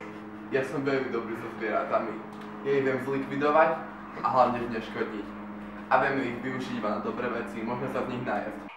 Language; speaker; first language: Slovak; non-native, local second language; Hungarian